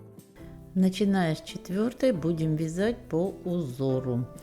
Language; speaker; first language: Russian; native; Russian